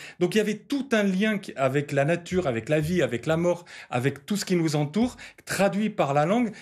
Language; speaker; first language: French; native; French